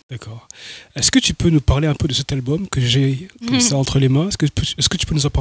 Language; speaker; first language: French; native; French